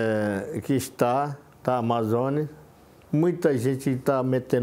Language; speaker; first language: Portuguese; non-native, local second language; Yanomámi